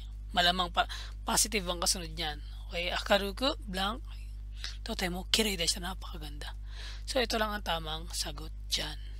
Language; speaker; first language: Filipino; native; Filipino